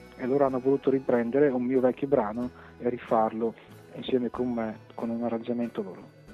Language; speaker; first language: Italian; native; Italian